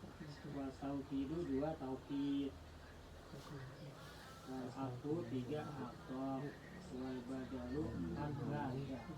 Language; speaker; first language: Arabic; non-native, fluent; Indonesian